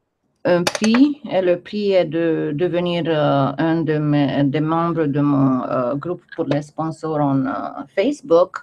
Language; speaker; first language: French; non-native, fluent; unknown